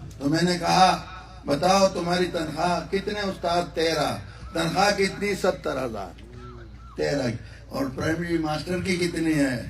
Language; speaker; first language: Urdu; non-native, local second language; Northern Hindko